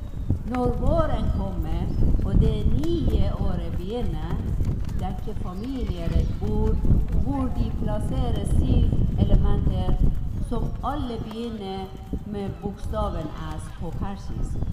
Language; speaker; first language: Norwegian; non-native, fluent; Persian